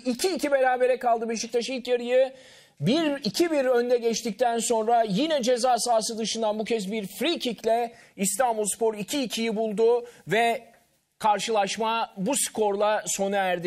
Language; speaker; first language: Turkish; native; Turkish